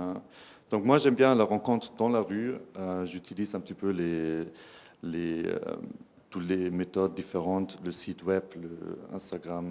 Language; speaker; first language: French; non-native, fluent; German